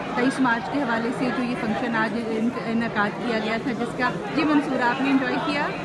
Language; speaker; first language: Urdu; native; Urdu